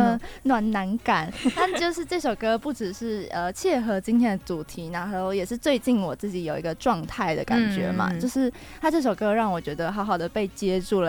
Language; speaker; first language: Chinese; native; Chinese